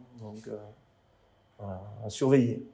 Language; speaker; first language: French; native; French